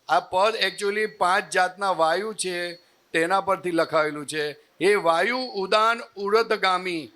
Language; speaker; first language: Gujarati; native; Gujarati